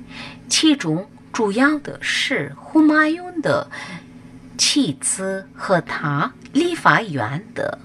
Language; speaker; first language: Chinese; non-native, fluent; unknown